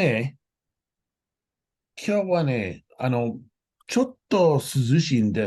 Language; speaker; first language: Japanese; non-native, learner; English